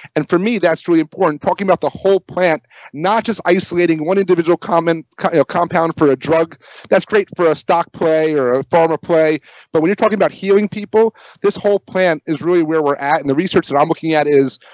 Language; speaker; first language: English; native; English